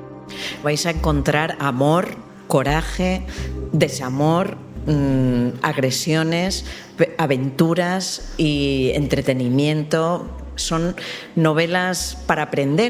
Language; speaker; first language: Spanish; native; Spanish